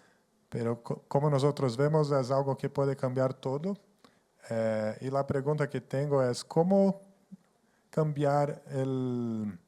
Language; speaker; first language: Spanish; non-native, fluent; Portuguese